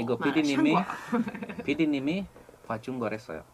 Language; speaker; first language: Korean; non-native, fluent; English